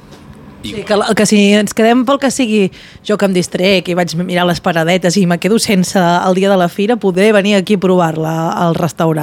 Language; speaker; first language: Catalan; native; Catalan